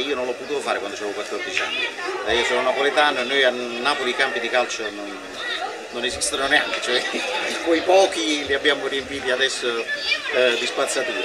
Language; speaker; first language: Italian; native; Italian